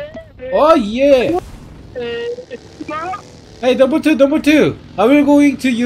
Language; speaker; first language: English; non-native, learner; Korean